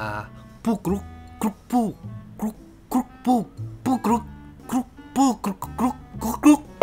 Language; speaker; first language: Thai; non-native, learner; Japanese